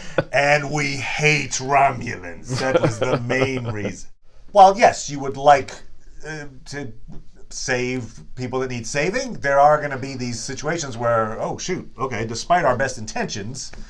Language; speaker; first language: English; native; English